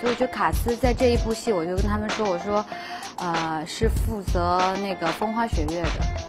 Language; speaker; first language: Chinese; native; Chinese